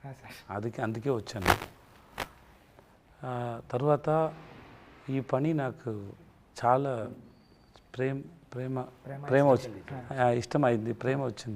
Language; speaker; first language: Telugu; non-native, learner; Tamil